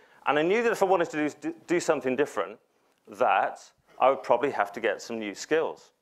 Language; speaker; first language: English; native; English